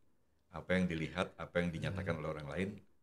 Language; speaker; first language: Indonesian; non-native, local second language; Javanese